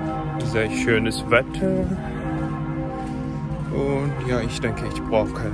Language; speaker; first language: German; non-native, learner; Korean